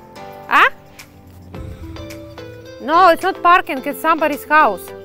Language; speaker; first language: English; non-native, learner; Russian